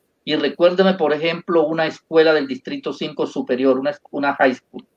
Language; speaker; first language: Spanish; native; Spanish